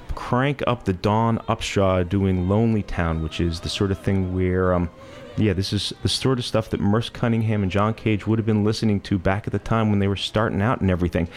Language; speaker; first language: English; native; English